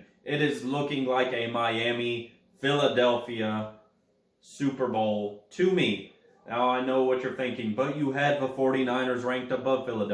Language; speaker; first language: English; native; English